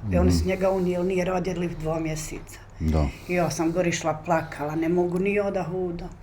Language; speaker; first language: Bosnian; native; Bosnian